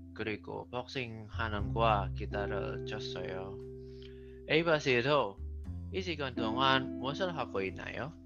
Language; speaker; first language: Korean; non-native, learner; Indonesian